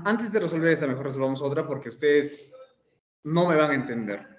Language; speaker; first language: Spanish; native; Spanish